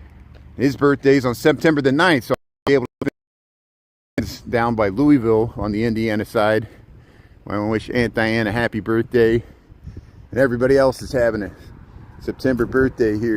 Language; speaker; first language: English; native; English